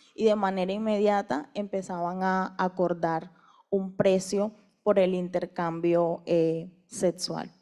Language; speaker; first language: Spanish; native; Spanish